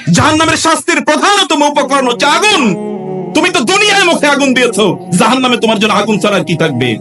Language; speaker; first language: Bangla; native; Bangla